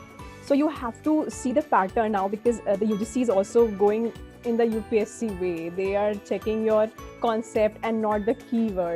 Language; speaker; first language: English; non-native, local second language; Hindi